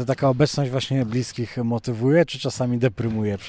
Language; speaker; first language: Polish; native; Polish